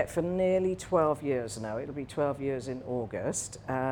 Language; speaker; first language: English; native; English